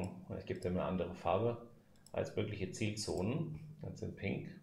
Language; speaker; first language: German; native; German